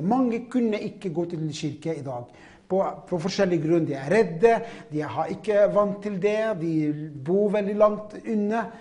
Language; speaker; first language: Norwegian; non-native, fluent; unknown